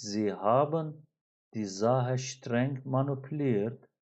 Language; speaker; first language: German; non-native, fluent; Turkish